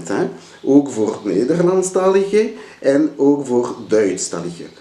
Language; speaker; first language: Dutch; non-native, local second language; French